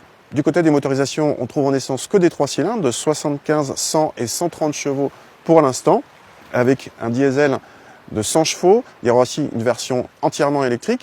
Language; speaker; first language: French; native; French